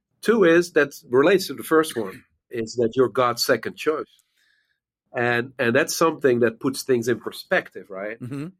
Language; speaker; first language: English; non-native, fluent; Dutch